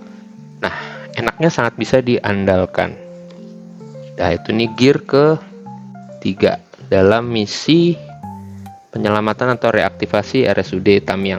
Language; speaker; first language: Indonesian; native; Indonesian